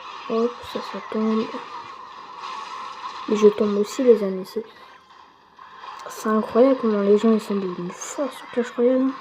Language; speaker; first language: French; native; French